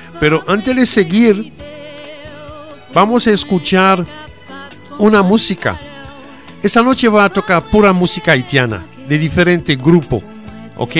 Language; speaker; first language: Spanish; non-native, fluent; Haitian Creole